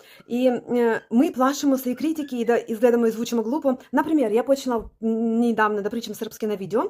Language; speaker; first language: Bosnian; non-native, learner; Russian